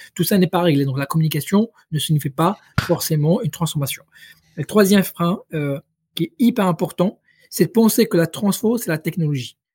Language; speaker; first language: French; non-native, local second language; Arabic